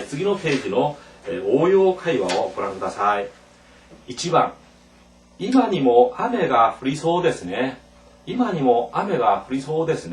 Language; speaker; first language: Japanese; non-native, fluent; Korean